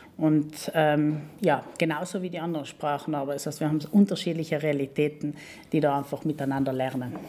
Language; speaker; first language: German; native; German